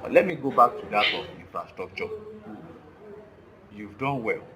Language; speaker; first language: English; non-native, local second language; Yoruba